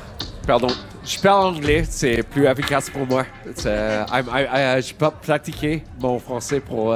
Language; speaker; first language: French; non-native, learner; English